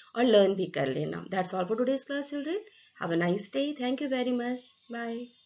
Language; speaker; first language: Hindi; non-native, local second language; Assamese